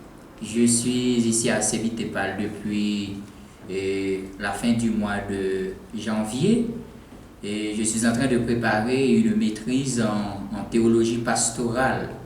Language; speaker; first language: French; non-native, local second language; Haitian Creole